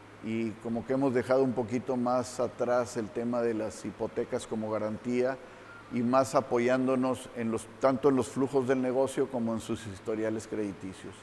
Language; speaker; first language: Spanish; native; Spanish